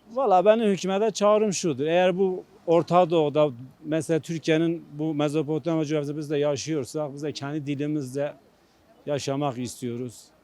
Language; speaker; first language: Turkish; non-native, local second language; Kurdish